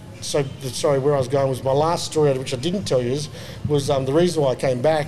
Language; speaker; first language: English; native; English